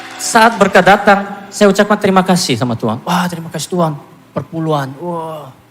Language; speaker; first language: Indonesian; non-native, fluent; Korean